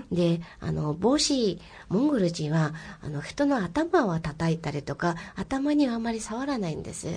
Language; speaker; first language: Japanese; non-native, fluent; Mongolian